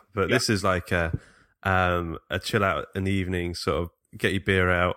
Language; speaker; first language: English; native; English